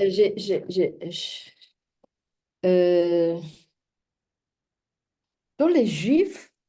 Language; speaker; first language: French; non-native, fluent; Chinese